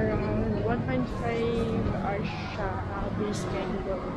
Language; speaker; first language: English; non-native, local second language; Filipino